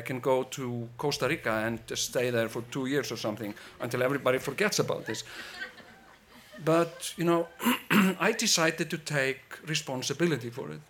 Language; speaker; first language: English; non-native, fluent; Icelandic